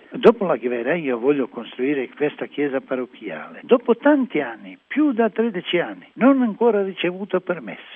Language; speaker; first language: Italian; non-native, learner; Croatian